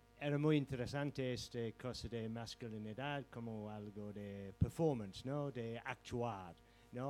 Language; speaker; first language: Spanish; non-native, fluent; English